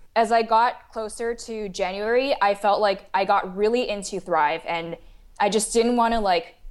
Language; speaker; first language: English; non-native, fluent; Chinese